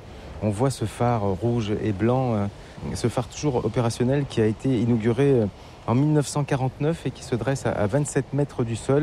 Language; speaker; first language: French; native; French